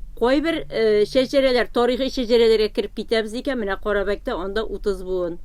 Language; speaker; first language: Tatar; native; Tatar